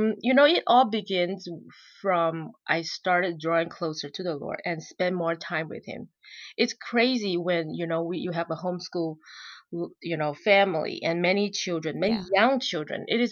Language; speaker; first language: English; non-native, local second language; Chinese